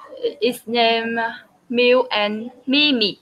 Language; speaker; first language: English; non-native, learner; Vietnamese